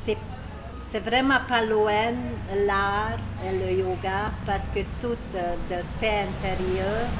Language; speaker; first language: French; non-native, learner; Hungarian